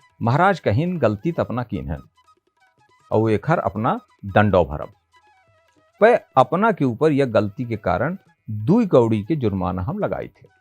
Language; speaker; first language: Hindi; native; Hindi